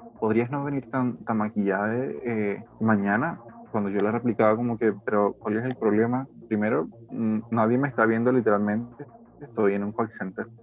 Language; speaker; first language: Spanish; native; Spanish